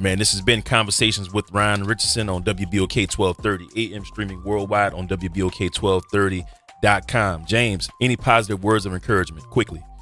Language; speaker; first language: English; native; English